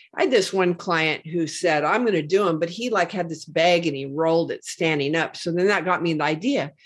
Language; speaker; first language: English; native; English